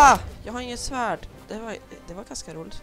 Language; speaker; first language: Swedish; native; Swedish